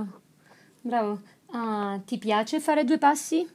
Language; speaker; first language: Italian; non-native, fluent; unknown